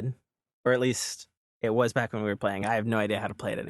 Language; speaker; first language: English; native; English